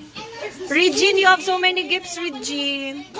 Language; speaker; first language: English; non-native, local second language; Cebuano